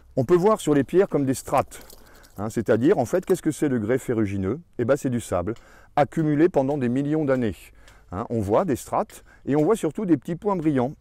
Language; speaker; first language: French; native; French